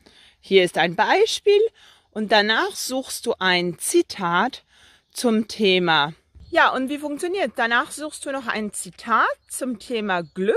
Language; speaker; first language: German; non-native, fluent; French